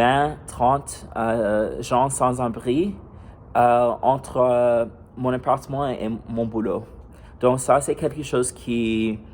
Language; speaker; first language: French; non-native, fluent; English